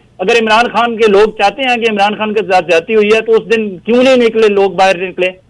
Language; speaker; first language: Urdu; non-native, local second language; Punjabi